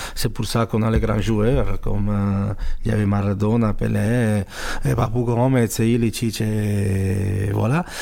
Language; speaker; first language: French; non-native, fluent; Italian